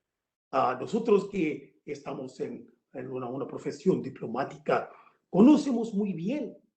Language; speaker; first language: Spanish; non-native, fluent; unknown